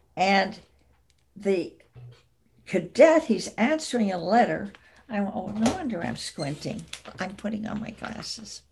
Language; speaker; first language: English; native; English